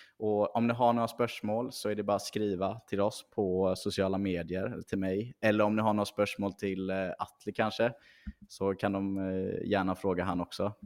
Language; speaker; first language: Swedish; native; Swedish